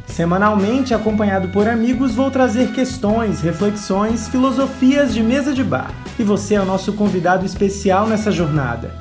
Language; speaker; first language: Portuguese; native; Portuguese